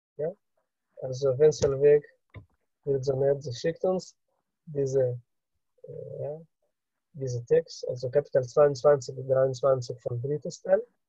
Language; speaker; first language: German; non-native, fluent; Russian